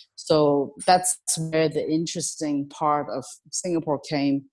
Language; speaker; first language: English; non-native, local second language; Cantonese